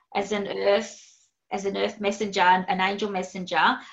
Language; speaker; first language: English; native; English